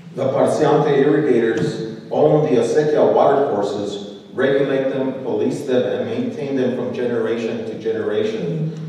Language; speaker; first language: English; early bilingual, other home language; Spanish